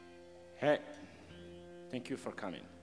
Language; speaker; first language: English; non-native, learner; Tamasheq